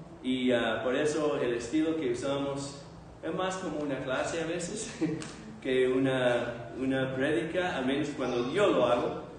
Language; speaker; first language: Spanish; non-native, fluent; English